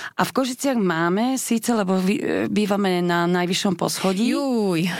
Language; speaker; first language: Slovak; non-native, local second language; Hungarian